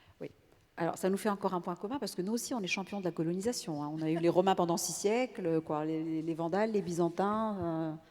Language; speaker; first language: French; non-native, local second language; Arabic